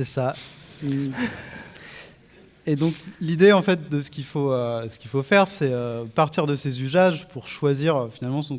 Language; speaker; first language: French; native; French